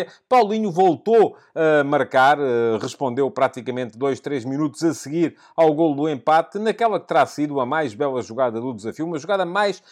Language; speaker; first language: Portuguese; native; Portuguese